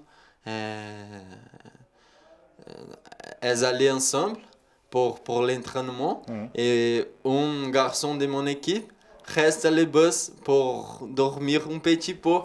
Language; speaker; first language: French; non-native, learner; Portuguese